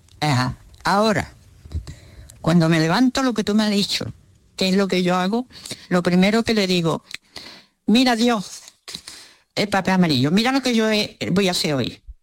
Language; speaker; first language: Spanish; early bilingual, other home language; Russian